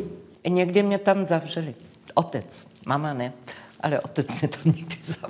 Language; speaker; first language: Czech; non-native, local second language; English